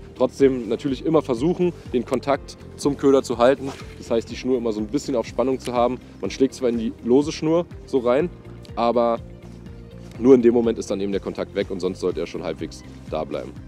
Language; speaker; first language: German; native; German